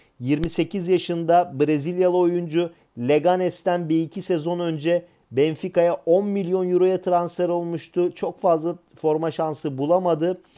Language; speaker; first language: Turkish; native; Turkish